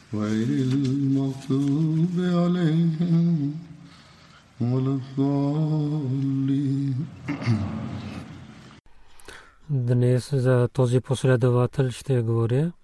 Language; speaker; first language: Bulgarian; non-native, learner; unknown